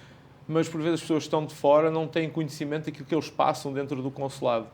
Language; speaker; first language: Portuguese; native; Portuguese